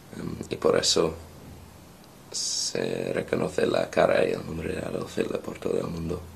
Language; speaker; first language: Spanish; non-native, fluent; English